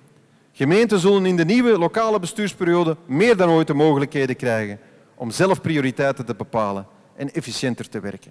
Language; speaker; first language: Dutch; native; Dutch